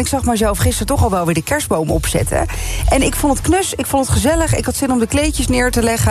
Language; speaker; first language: Dutch; native; Dutch